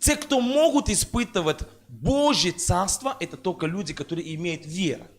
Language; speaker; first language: Russian; non-native, fluent; French